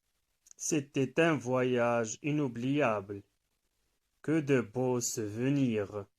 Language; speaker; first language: French; non-native, local second language; Arabic